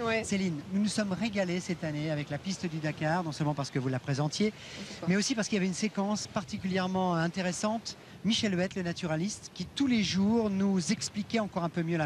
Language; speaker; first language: French; native; French